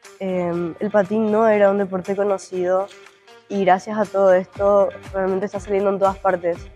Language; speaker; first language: Spanish; native; Spanish